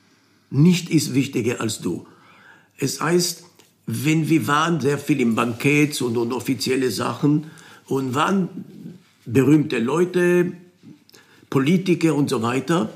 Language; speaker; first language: German; non-native, fluent; Hebrew